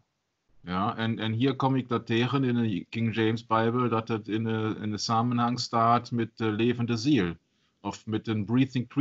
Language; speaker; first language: Dutch; non-native, learner; German